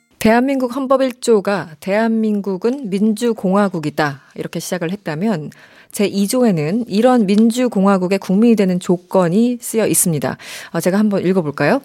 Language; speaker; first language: Korean; native; Korean